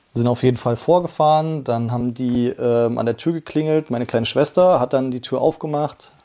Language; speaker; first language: German; native; German